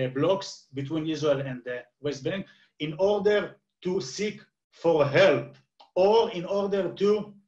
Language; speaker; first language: English; non-native, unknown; Hebrew